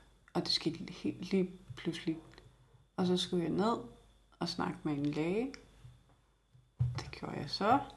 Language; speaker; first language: Danish; non-native, local second language; Kalaallisut